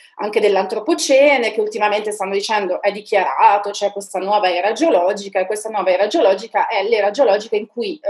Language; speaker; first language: Italian; native; Italian